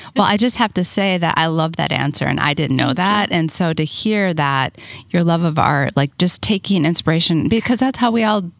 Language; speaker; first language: English; native; English